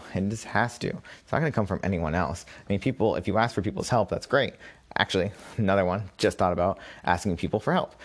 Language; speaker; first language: English; native; English